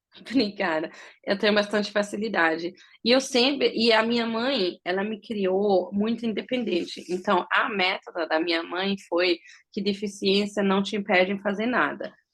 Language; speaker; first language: Portuguese; early bilingual, heritage; Portuguese